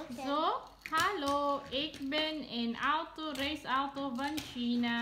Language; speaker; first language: Dutch; non-native, learner; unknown